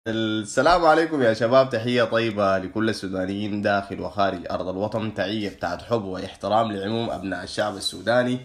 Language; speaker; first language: Arabic; native; Arabic